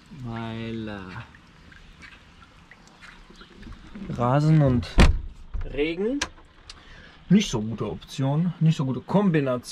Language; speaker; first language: German; native; German